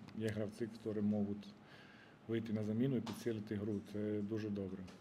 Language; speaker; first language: Ukrainian; non-native, fluent; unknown